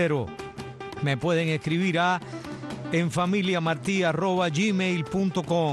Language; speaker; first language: Spanish; native; Spanish